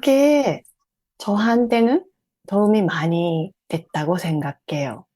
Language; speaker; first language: Korean; non-native, fluent; Japanese